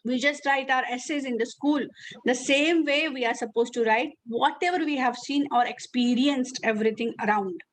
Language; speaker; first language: English; non-native, local second language; Marathi